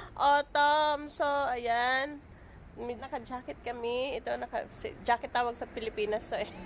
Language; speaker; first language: Filipino; native; Filipino